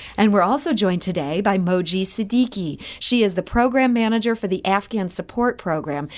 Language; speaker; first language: English; native; English